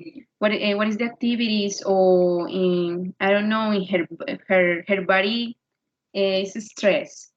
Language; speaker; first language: English; non-native, learner; Spanish